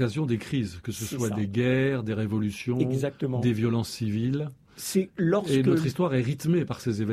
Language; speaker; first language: French; native; French